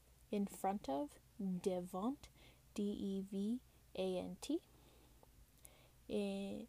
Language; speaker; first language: English; native; English